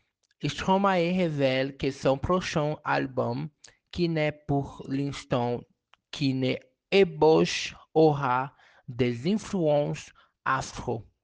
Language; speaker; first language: French; non-native, learner; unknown